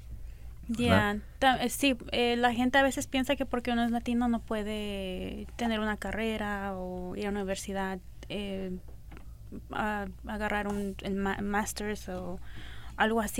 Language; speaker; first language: Spanish; early bilingual, other home language; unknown